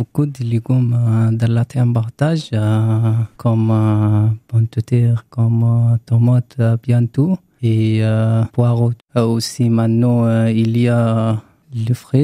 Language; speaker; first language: French; non-native, learner; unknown